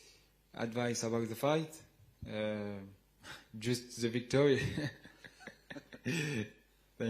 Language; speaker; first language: English; non-native, learner; French